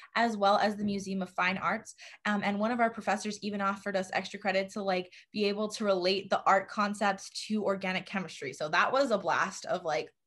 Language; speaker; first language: English; native; English